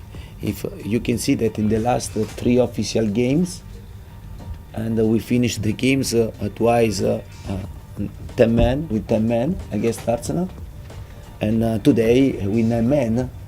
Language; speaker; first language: English; non-native, fluent; Italian